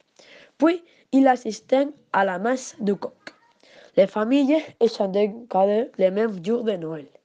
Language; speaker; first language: French; non-native, learner; Spanish